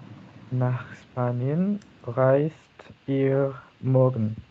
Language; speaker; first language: German; non-native, learner; Indonesian